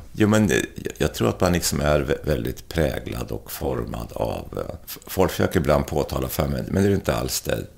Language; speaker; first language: Swedish; early bilingual, other home language; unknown